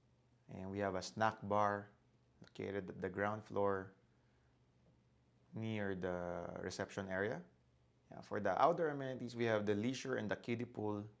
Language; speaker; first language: English; non-native, local second language; Filipino